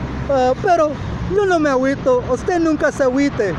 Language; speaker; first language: Spanish; early bilingual, heritage; Spanish